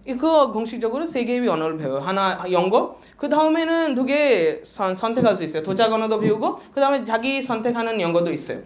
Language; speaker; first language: Korean; non-native, fluent; Odia